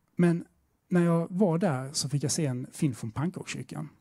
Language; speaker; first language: Swedish; native; Swedish